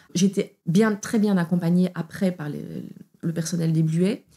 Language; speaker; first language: French; native; French